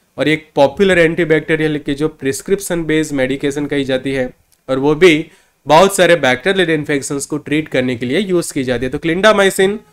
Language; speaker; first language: Hindi; non-native, local second language; Gujarati